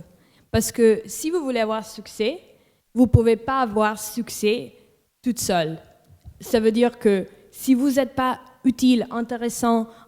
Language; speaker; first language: French; non-native, local second language; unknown